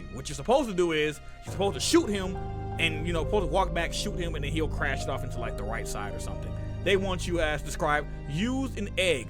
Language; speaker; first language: English; native; English